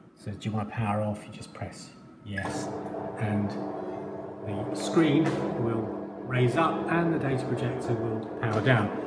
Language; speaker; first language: English; native; English